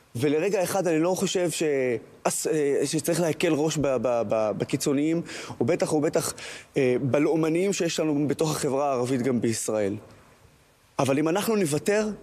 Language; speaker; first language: Hebrew; non-native, local second language; Arabic